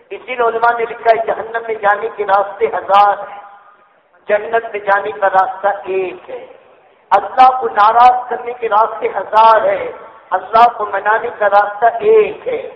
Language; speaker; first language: Urdu; native; Urdu